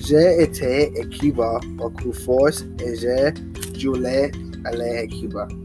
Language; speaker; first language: French; non-native, learner; English